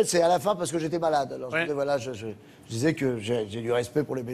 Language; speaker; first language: French; native; French